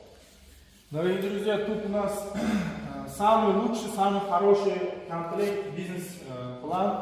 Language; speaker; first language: Russian; non-native, learner; Uzbek